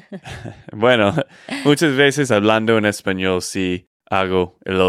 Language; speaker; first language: Spanish; non-native, fluent; English